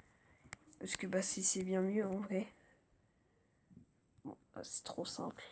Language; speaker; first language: French; native; French